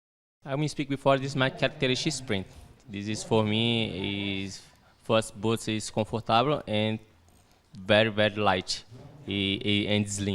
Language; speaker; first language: English; non-native, learner; Portuguese